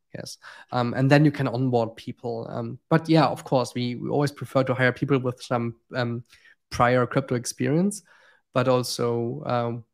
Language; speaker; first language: English; non-native, fluent; German